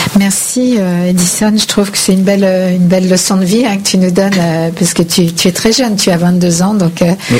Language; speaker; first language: French; native; French